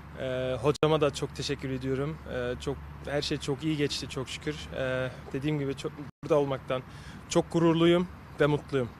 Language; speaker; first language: Turkish; early bilingual, heritage; Turkish